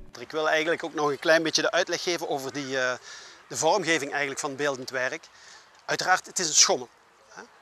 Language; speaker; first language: Dutch; native; Dutch